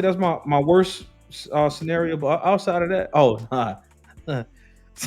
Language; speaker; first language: English; native; English